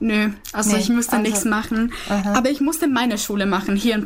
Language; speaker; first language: German; non-native, fluent; Czech